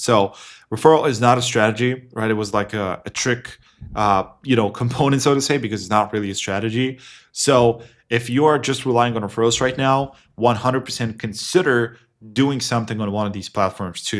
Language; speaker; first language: English; non-native, fluent; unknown